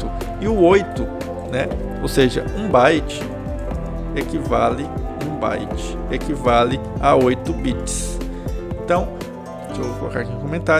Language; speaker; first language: Portuguese; native; Portuguese